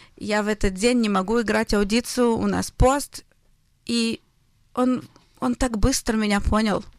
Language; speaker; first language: Russian; early bilingual, heritage; Russian